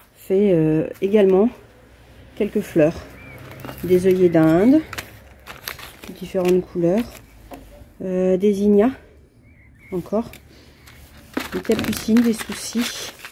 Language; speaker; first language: French; native; French